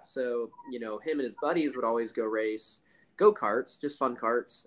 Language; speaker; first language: English; native; English